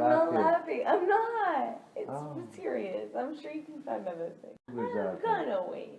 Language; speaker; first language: English; native; English